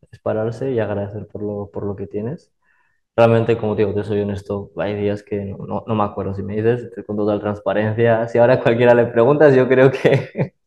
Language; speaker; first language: Spanish; early bilingual, other home language; Arabic